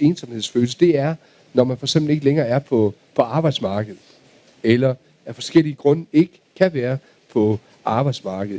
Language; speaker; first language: Danish; native; Danish